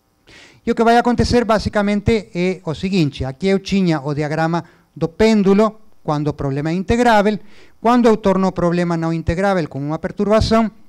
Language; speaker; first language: Portuguese; non-native, fluent; Spanish